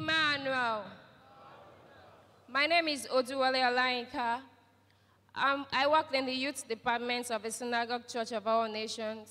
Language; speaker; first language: English; non-native, local second language; Yoruba